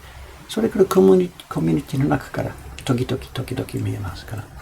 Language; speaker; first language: Japanese; non-native, fluent; English